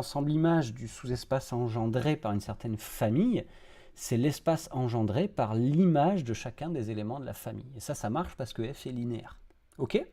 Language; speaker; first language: French; native; French